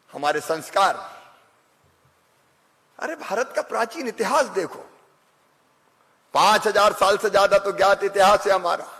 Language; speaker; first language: Hindi; native; Hindi